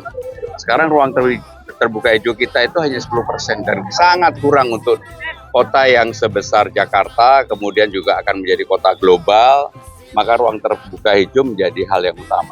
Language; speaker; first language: Indonesian; native; Indonesian